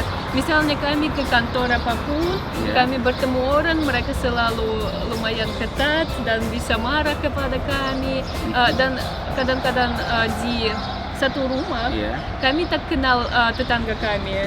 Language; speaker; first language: Indonesian; non-native, fluent; Russian